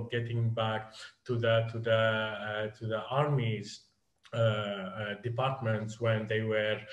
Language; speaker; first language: English; non-native, fluent; Arabic